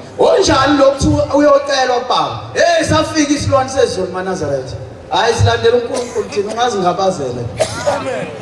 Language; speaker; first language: Zulu; native; Zulu